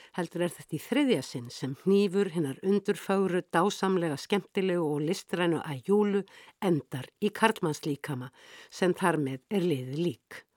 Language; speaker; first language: Icelandic; native; Icelandic